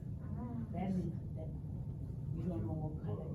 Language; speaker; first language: English; non-native, learner; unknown